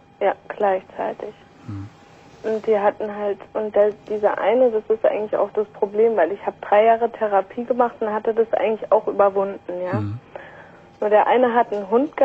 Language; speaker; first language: German; native; German